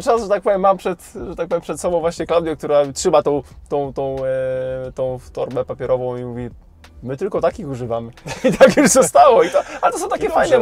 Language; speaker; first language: Polish; native; Polish